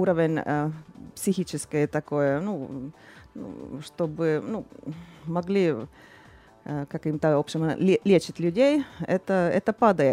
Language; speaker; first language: Russian; non-native, fluent; Finnish